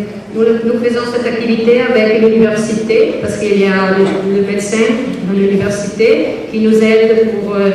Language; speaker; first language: French; non-native, learner; Italian